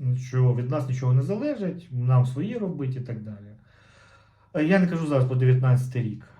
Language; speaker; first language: Ukrainian; non-native, local second language; Russian